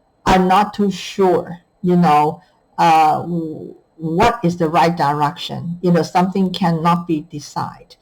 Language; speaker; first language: English; non-native, fluent; Chinese